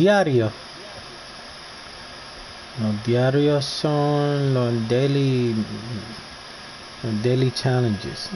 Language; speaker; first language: Spanish; native; Spanish